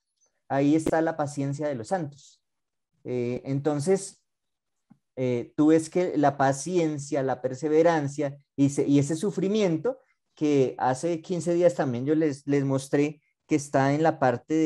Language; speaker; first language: Spanish; native; Spanish